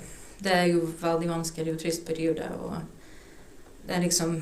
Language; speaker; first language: Norwegian; non-native, fluent; Ukrainian